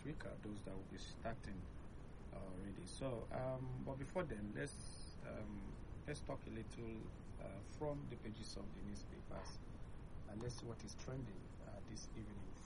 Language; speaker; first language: English; non-native, local second language; Yoruba